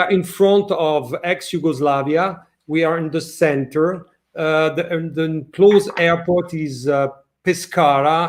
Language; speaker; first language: English; non-native, learner; French